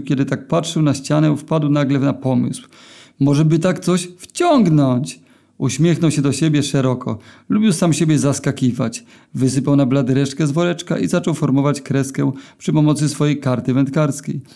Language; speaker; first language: Polish; native; Polish